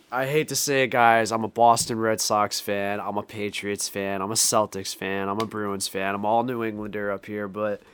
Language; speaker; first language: English; native; English